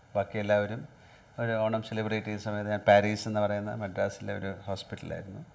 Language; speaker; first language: Malayalam; native; Malayalam